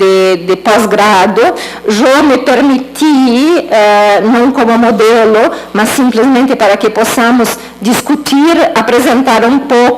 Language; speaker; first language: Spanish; non-native, learner; Portuguese